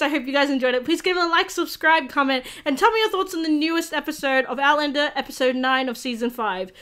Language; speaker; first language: English; native; English